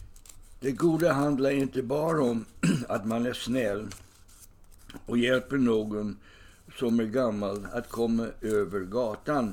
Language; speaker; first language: Swedish; non-native, fluent; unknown